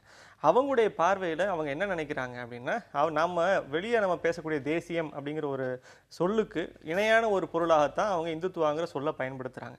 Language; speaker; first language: Tamil; native; Tamil